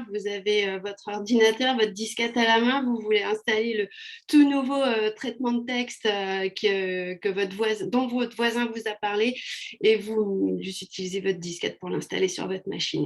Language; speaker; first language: French; native; French